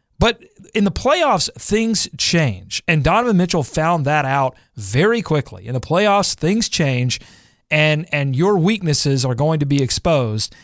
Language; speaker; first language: English; native; English